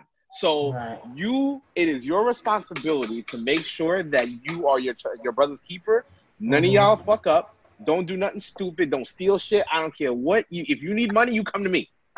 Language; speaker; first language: English; native; English